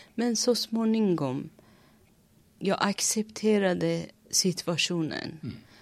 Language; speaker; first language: Swedish; non-native, fluent; Persian